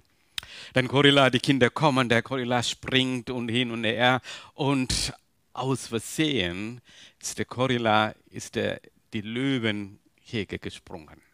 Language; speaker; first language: German; non-native, learner; Tamil